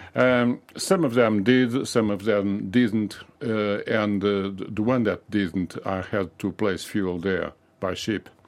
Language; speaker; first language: English; non-native, fluent; Portuguese